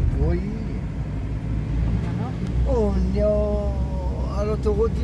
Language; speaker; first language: French; non-native, local second language; Arabic